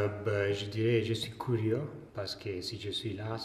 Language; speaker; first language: French; non-native, fluent; Italian